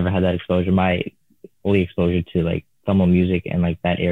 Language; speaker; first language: English; non-native, fluent; Tamil